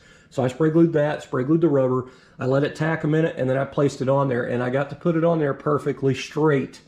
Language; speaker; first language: English; native; English